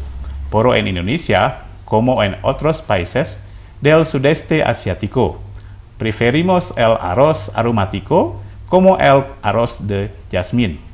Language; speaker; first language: Spanish; non-native, fluent; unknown